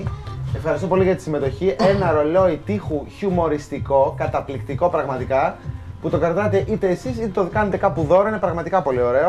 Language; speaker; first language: Greek; native; Greek